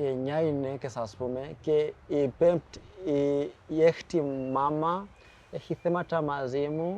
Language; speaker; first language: Greek; non-native, fluent; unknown